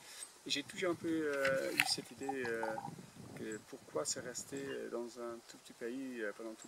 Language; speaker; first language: French; non-native, fluent; Dutch